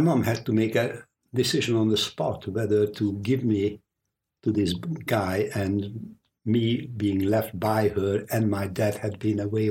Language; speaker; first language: English; non-native, fluent; Hungarian